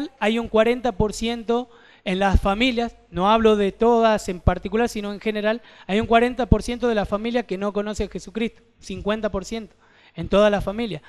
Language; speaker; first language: Spanish; native; Spanish